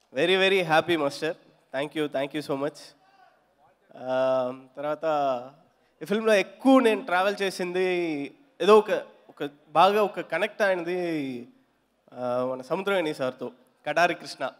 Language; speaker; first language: Telugu; non-native, learner; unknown